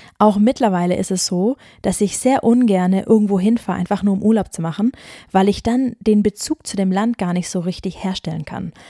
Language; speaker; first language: German; native; German